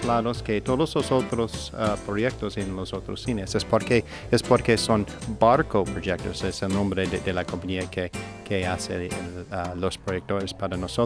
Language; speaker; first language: Spanish; non-native, learner; English